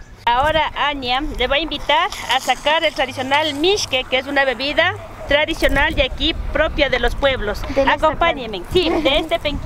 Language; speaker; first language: Spanish; native; Spanish